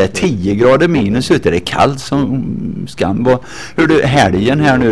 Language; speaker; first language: Swedish; native; Swedish